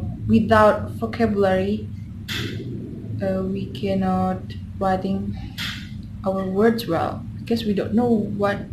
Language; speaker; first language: English; non-native, learner; Indonesian